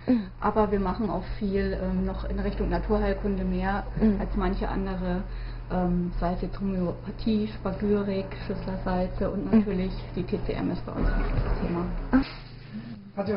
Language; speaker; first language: German; native; German